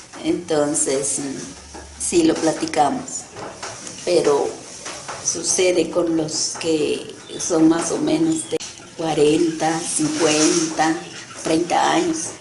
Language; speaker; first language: Spanish; non-native, local second language; Kaqchikel